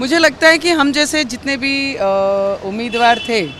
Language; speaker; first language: Hindi; non-native, local second language; Marathi